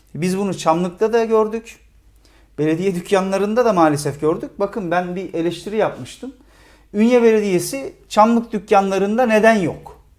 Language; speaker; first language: Turkish; native; Turkish